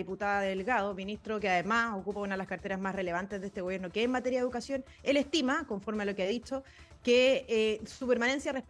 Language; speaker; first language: Spanish; native; Spanish